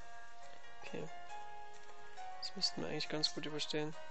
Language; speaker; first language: German; native; German